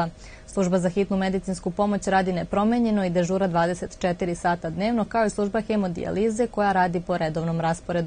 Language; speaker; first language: Serbian; native; Serbian